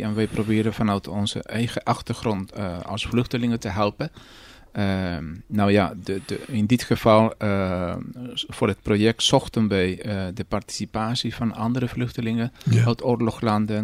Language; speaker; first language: Dutch; non-native, fluent; Spanish